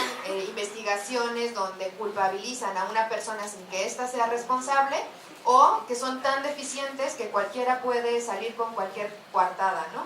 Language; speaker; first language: Spanish; native; Spanish